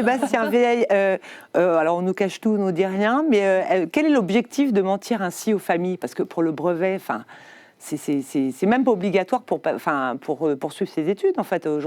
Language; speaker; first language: French; native; French